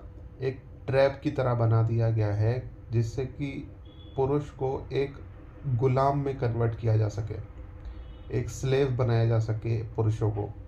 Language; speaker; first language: Hindi; native; Hindi